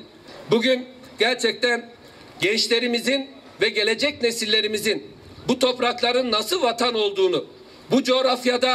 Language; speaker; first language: Turkish; native; Turkish